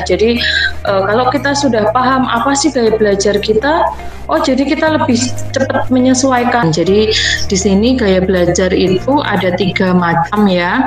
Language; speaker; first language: Indonesian; native; Indonesian